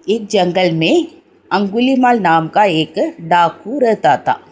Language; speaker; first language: Hindi; non-native, local second language; Malayalam